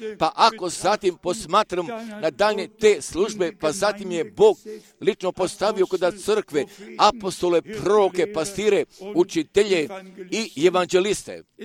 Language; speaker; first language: Croatian; early bilingual, heritage; Croatian